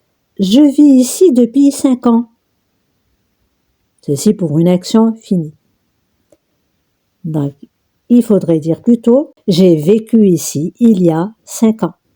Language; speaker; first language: French; non-native, local second language; Arabic